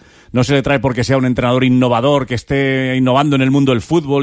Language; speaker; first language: Spanish; native; Spanish